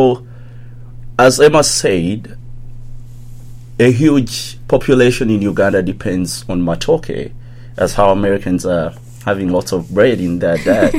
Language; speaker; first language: English; non-native, local second language; Ganda